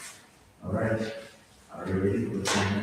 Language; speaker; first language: English; non-native, fluent; Kazakh